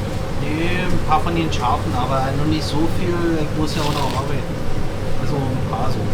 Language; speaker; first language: German; native; German